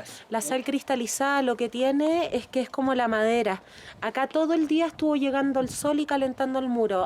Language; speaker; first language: Spanish; native; Spanish